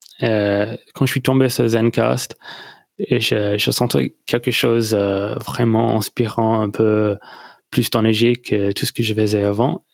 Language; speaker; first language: French; non-native, learner; English